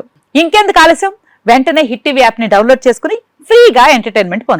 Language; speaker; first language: Telugu; native; Telugu